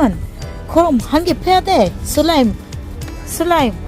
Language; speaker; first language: Korean; non-native, fluent; Filipino